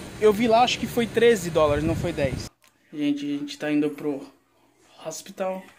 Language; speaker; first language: Portuguese; native; Portuguese